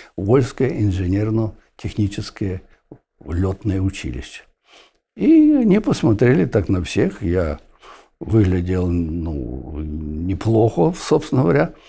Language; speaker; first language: Russian; non-native, local second language; Ukrainian